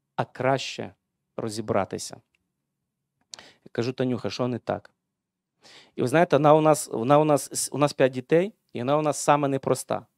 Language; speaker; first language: Ukrainian; non-native, local second language; Russian